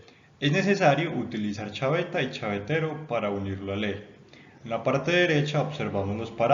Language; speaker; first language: Spanish; native; Spanish